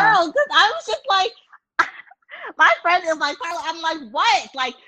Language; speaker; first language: English; native; English